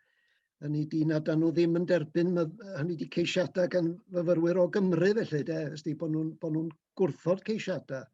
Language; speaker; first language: Welsh; native; Welsh